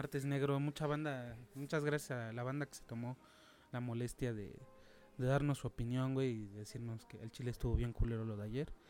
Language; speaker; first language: Spanish; native; Spanish